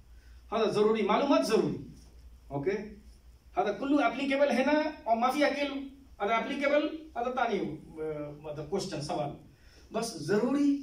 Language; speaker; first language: Arabic; non-native, learner; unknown